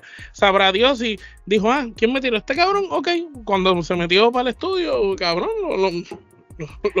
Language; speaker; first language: Spanish; native; Spanish